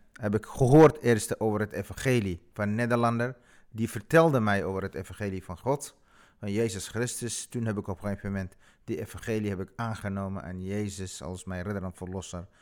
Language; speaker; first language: Dutch; non-native, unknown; Kurdish